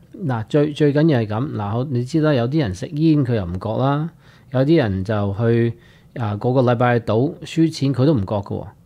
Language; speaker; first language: Cantonese; native; Cantonese